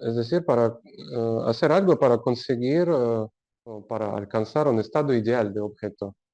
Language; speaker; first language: Spanish; non-native, learner; Russian